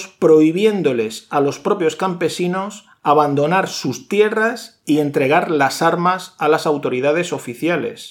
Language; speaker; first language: Spanish; native; Spanish